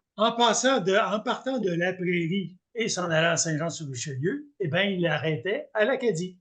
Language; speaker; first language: French; native; French